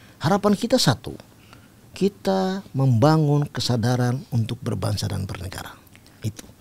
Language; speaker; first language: Indonesian; non-native, local second language; Tetum